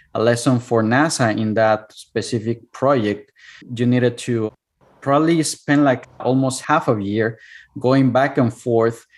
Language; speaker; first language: English; non-native, fluent; Spanish